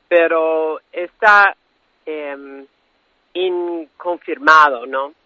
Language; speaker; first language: Spanish; non-native, fluent; English